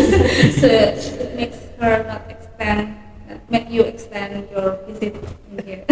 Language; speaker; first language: English; non-native, learner; Indonesian